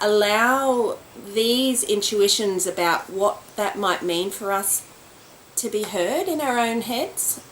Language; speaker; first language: English; native; English